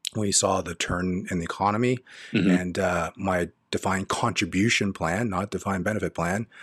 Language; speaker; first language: English; native; English